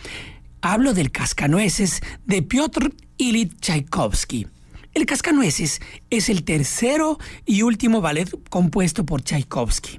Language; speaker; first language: Spanish; native; Spanish